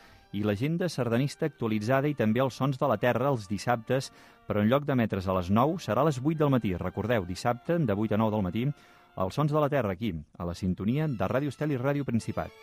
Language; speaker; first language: Catalan; native; Catalan